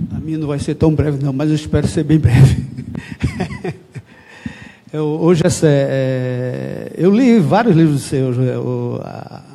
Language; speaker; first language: Portuguese; native; Portuguese